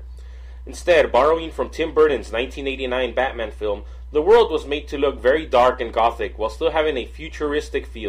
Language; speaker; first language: English; native; English